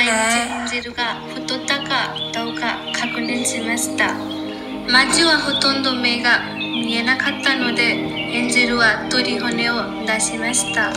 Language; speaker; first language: Japanese; non-native, learner; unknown